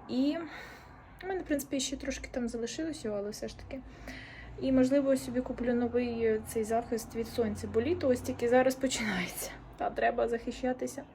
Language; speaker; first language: Ukrainian; native; Ukrainian